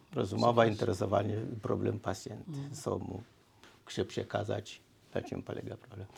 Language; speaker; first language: Polish; non-native, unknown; Swahili